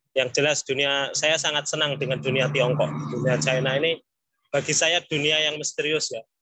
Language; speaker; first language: Indonesian; native; Indonesian